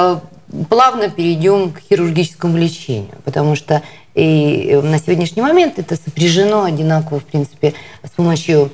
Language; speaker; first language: Russian; native; Russian